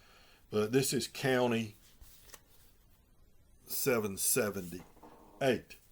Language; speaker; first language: English; native; English